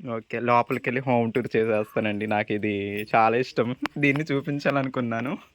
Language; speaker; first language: Telugu; native; Telugu